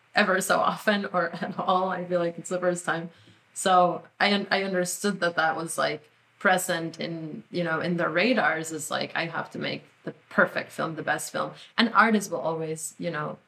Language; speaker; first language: English; non-native, fluent; Spanish